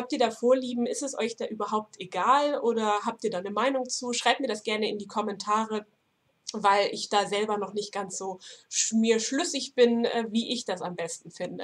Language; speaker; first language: German; native; German